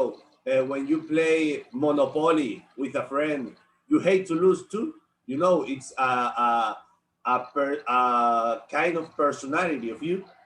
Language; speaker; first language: English; non-native, learner; Spanish